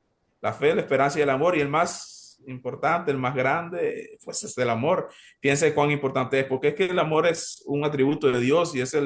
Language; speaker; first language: Spanish; native; Spanish